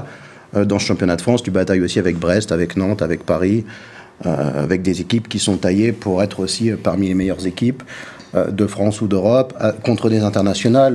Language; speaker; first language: French; native; French